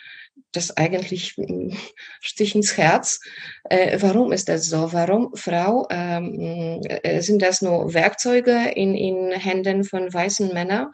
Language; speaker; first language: German; non-native, fluent; Polish